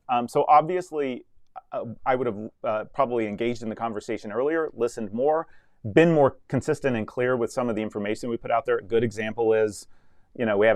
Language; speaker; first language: English; native; English